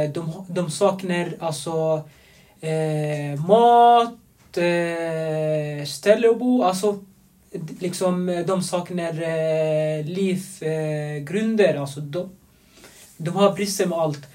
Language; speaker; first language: Swedish; non-native, fluent; Arabic